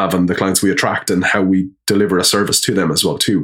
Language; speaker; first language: English; native; English